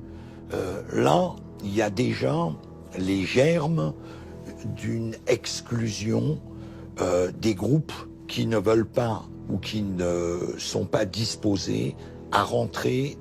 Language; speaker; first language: French; native; French